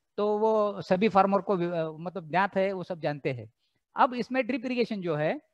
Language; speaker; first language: Hindi; non-native, local second language; Marathi